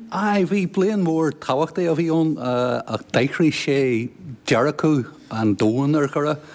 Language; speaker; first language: Irish; native; Irish